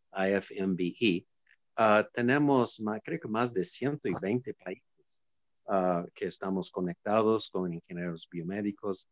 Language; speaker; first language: Spanish; non-native, fluent; English